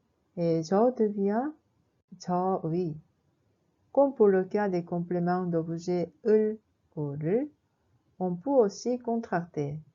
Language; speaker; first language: French; non-native, fluent; Korean